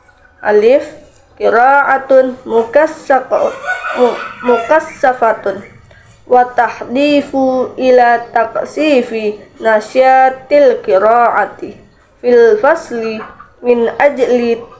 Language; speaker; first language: Arabic; non-native, learner; Indonesian